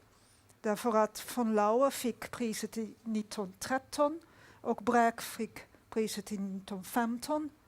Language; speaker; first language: Swedish; non-native, fluent; Dutch